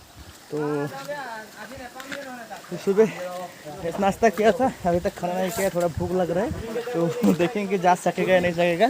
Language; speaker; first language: Hindi; non-native, local second language; Nepali